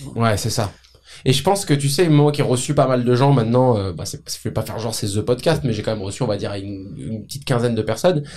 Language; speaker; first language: French; native; French